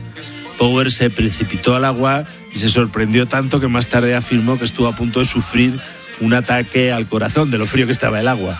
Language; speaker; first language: Spanish; native; Spanish